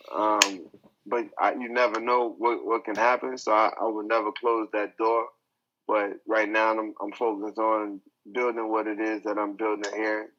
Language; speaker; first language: English; native; English